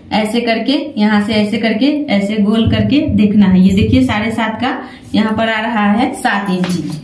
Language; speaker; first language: Hindi; native; Hindi